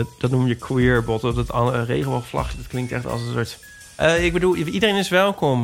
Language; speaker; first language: Dutch; native; Dutch